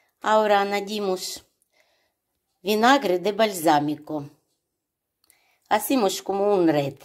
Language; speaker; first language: Spanish; non-native, learner; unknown